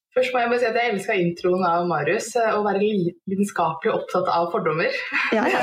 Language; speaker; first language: Norwegian; native; Norwegian